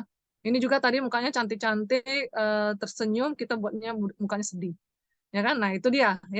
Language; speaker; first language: Indonesian; native; Indonesian